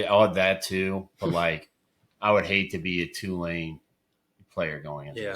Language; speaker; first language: English; native; English